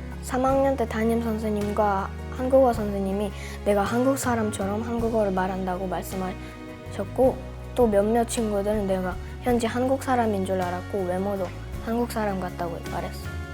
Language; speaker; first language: Korean; early bilingual, other home language; Russian